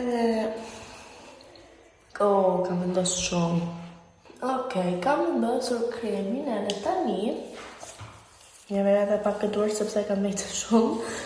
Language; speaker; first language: Albanian; early bilingual, heritage; Albanian